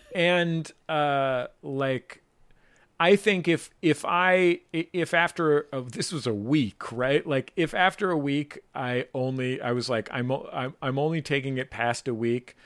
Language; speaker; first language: English; native; English